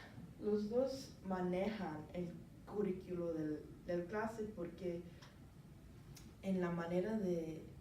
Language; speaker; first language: Spanish; non-native, learner; English